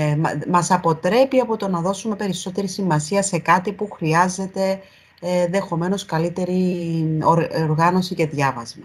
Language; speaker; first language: Greek; native; Greek